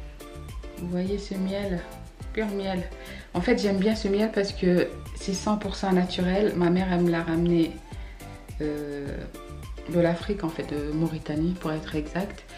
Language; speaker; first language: French; early bilingual, other home language; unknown